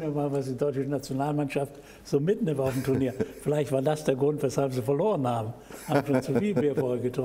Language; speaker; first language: German; native; German